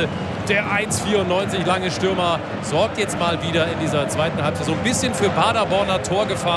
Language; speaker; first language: German; native; German